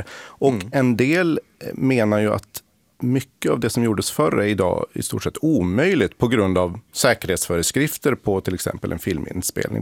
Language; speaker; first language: Swedish; native; Swedish